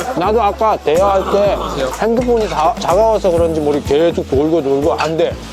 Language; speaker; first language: Korean; non-native, fluent; Nepali